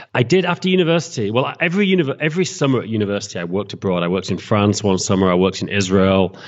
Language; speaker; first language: English; native; English